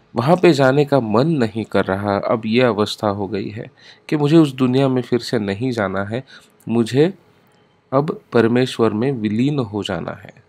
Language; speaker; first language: Hindi; non-native, local second language; Marathi